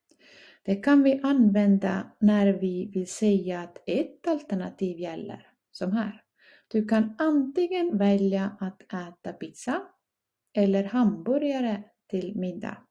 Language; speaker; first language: Swedish; non-native, fluent; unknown